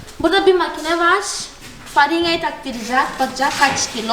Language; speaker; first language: Turkish; non-native, fluent; Portuguese